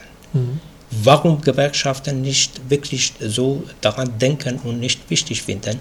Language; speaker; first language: German; non-native, fluent; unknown